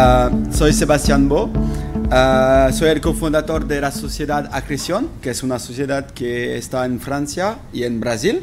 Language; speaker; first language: Spanish; non-native, fluent; French